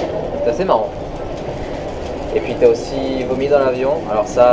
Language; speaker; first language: French; native; French